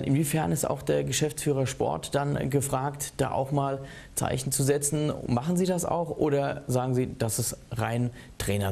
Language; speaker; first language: German; native; German